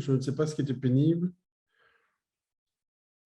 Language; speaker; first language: French; native; French